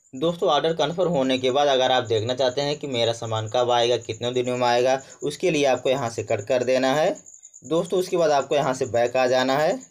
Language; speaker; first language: Hindi; native; Hindi